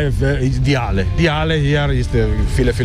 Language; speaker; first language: German; non-native, learner; Italian